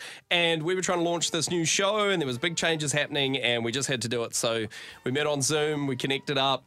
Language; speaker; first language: English; native; English